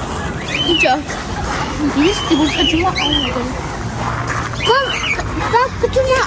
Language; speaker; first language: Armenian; early bilingual, heritage; Armenian